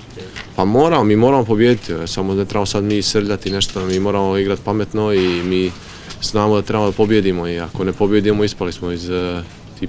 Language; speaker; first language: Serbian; early bilingual, heritage; Serbian